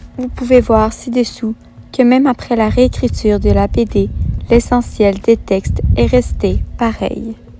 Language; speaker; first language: French; native; French